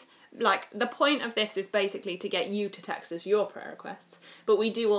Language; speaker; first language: English; native; English